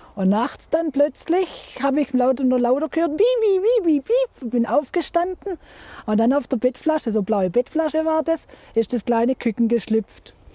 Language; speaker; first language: German; native; German